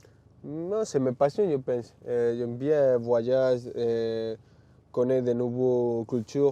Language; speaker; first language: French; non-native, learner; Spanish